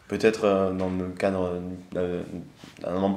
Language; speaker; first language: French; native; French